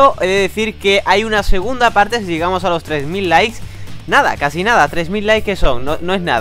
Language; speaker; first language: Spanish; native; Spanish